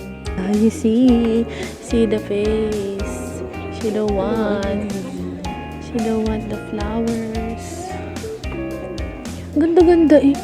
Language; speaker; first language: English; non-native, local second language; Filipino